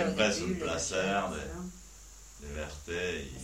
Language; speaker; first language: Spanish; non-native, learner; French